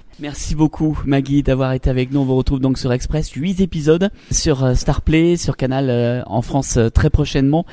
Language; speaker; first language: French; native; French